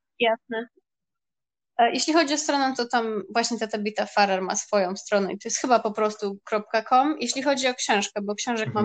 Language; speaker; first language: Polish; early bilingual, heritage; Polish